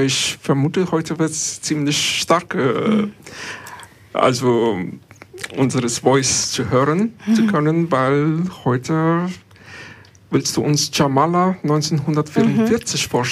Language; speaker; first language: German; non-native, learner; Ukrainian